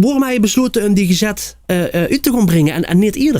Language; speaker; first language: Dutch; native; Dutch